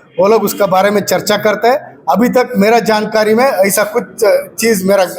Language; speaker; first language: Hindi; non-native, local second language; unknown